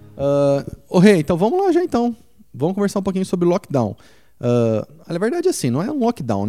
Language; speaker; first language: Portuguese; native; Portuguese